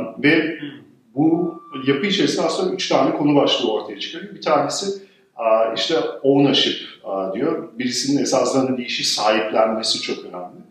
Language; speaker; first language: Turkish; early bilingual, heritage; Turkish